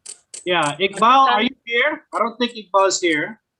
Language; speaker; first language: English; non-native, fluent; Indonesian